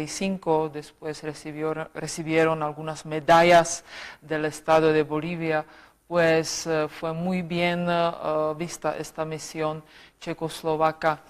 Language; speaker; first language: Spanish; non-native, fluent; Czech